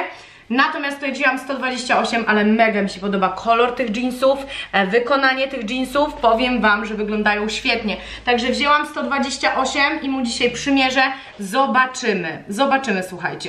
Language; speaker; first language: Polish; native; Polish